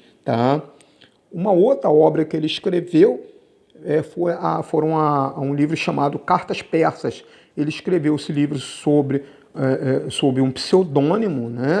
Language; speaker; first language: Portuguese; native; Portuguese